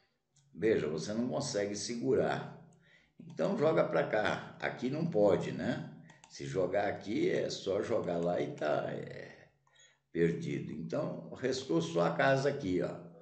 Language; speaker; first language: Portuguese; native; Portuguese